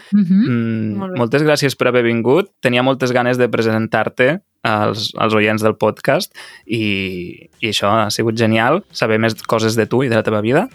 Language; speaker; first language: Catalan; native; Catalan